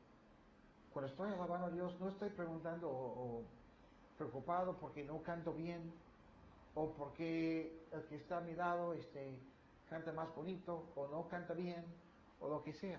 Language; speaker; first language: Spanish; non-native, fluent; English